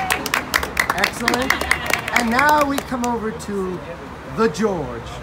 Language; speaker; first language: English; native; English